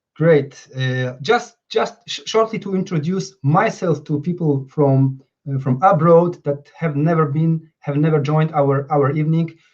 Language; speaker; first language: English; non-native, fluent; Polish